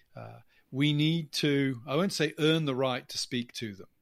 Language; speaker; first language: English; native; English